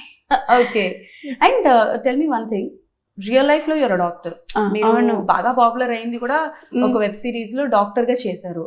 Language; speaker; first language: Telugu; native; Telugu